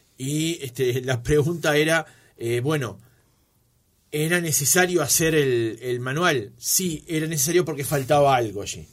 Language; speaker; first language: Spanish; native; Spanish